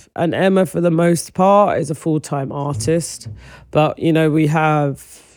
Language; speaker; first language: English; native; English